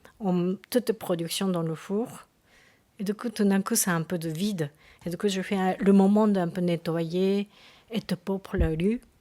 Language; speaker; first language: French; non-native, learner; Japanese